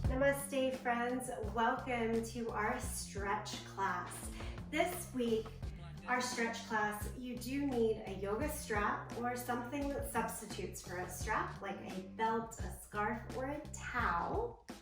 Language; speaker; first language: English; native; English